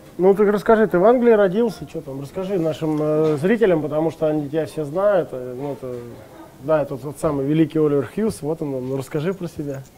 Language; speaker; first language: Russian; native; Russian